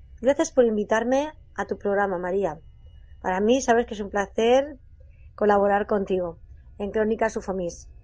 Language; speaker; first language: Spanish; native; Spanish